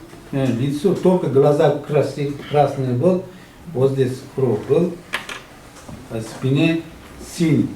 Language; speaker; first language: Russian; non-native, learner; Uzbek